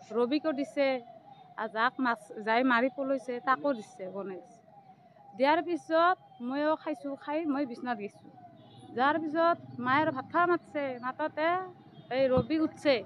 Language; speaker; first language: Assamese; non-native, local second language; Hindi